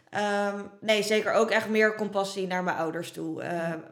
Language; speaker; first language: Dutch; native; Dutch